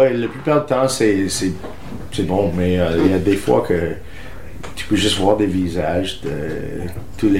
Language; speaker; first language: French; non-native, learner; English